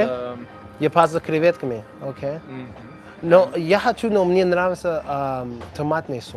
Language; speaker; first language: Russian; non-native, learner; English